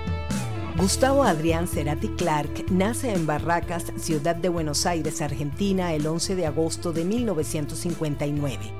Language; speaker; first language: Spanish; native; Spanish